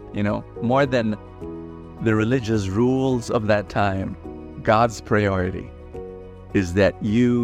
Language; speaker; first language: English; non-native, local second language; Filipino